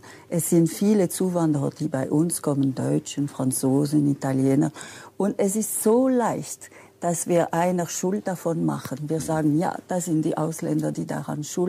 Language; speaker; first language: German; non-native, local second language; French